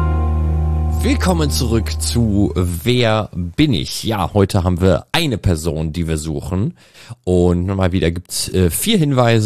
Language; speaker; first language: German; native; German